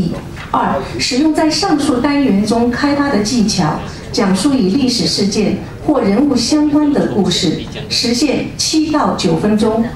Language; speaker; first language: Chinese; native; Chinese